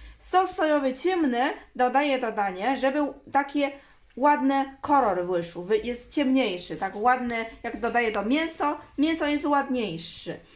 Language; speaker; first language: Polish; non-native, learner; Chinese